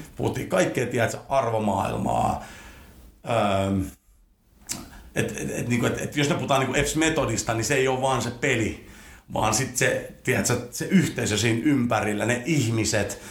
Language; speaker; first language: Finnish; early bilingual, other home language; Spanish